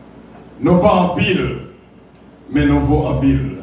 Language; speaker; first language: French; non-native, local second language; Haitian Creole